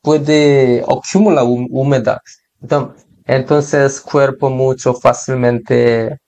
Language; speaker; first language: Spanish; non-native, learner; Korean